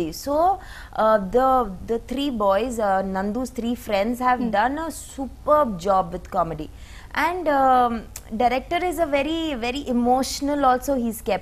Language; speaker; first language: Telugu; non-native, learner; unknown